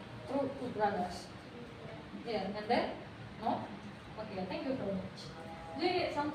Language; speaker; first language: English; non-native, fluent; Indonesian